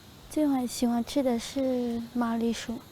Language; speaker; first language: Chinese; non-native, local second language; Tibetan